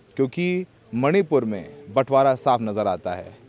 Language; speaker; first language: Hindi; native; Hindi